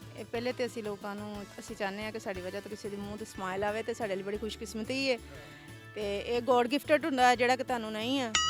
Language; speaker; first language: Punjabi; native; Punjabi